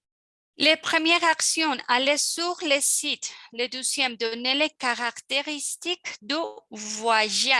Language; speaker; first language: French; non-native, fluent; Spanish